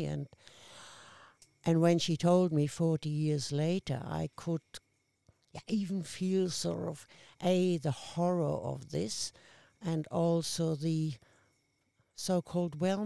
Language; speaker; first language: English; non-native, fluent; German